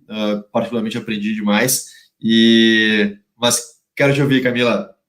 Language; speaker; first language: Portuguese; native; Portuguese